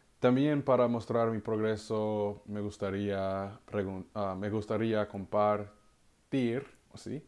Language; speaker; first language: Spanish; non-native, learner; English